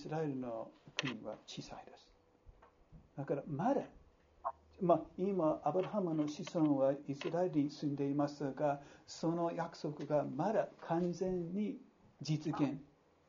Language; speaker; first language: Japanese; non-native, fluent; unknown